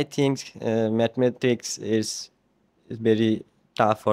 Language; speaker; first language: English; non-native, learner; Bangla